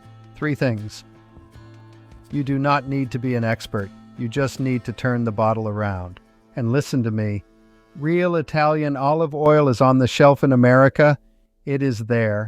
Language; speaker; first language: English; non-native, fluent; Italian